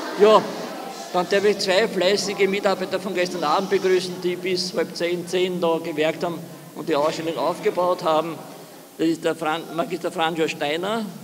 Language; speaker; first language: German; native; German